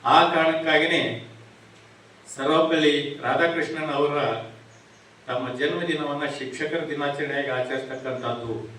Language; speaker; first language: Kannada; native; Kannada